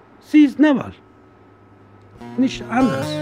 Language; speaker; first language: German; non-native, learner; Kurdish